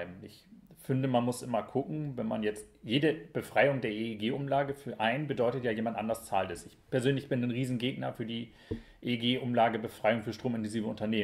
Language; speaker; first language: German; native; German